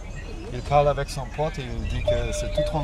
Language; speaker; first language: French; non-native, fluent; Portuguese